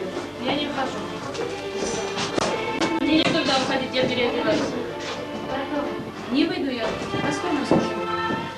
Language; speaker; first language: Russian; non-native, local second language; Tatar